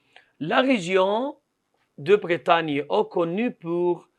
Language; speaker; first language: French; non-native, fluent; Arabic